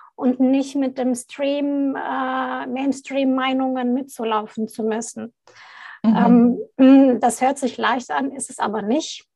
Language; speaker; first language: German; non-native, fluent; Arabic